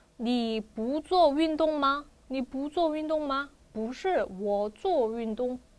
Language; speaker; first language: Chinese; non-native, fluent; Korean